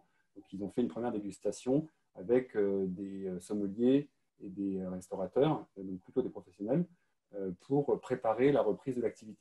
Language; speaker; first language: French; native; French